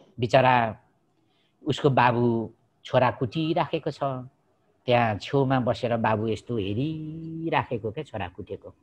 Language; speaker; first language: Nepali; non-native, local second language; Limbu